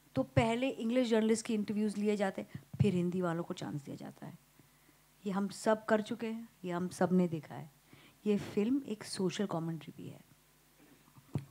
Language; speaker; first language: Hindi; native; Hindi